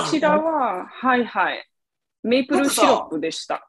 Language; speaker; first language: Japanese; non-native, fluent; Italian